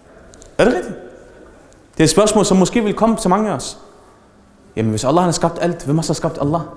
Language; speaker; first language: Danish; early bilingual, other home language; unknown